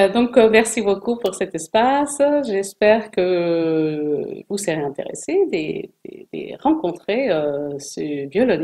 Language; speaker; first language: French; non-native, fluent; Spanish